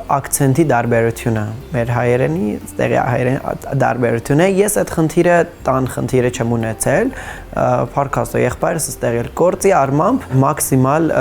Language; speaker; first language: Armenian; native; Armenian